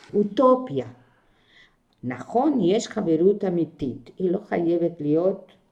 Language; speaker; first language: Hebrew; non-native, fluent; Spanish